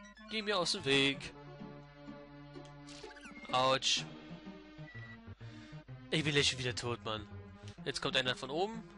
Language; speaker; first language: German; native; German